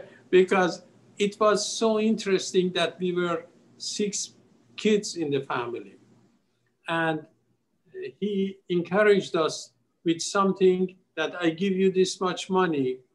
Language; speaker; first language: English; non-native, fluent; Persian